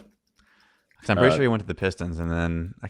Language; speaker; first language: English; native; English